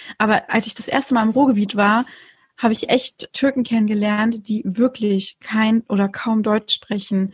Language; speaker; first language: German; early bilingual, other home language; Turkish